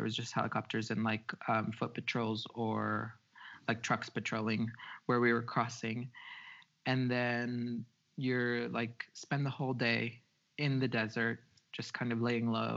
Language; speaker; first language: English; early bilingual, other home language; Spanish